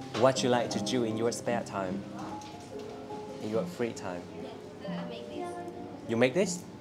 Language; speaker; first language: English; non-native, learner; Vietnamese